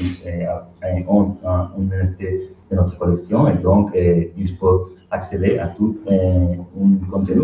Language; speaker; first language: French; non-native, learner; Spanish